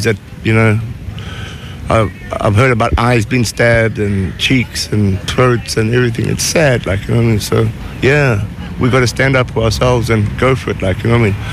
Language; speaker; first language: English; native; English